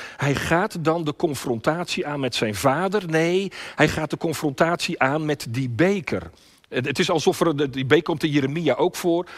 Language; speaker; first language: Dutch; native; Dutch